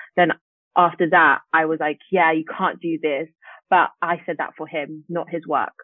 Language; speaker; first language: English; native; English